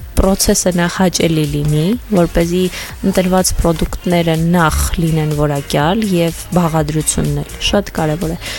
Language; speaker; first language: Armenian; native; Armenian